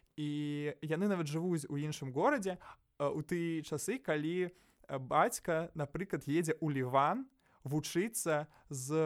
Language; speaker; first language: Belarusian; native; Belarusian